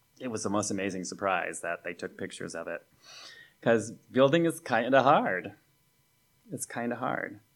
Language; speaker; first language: English; native; English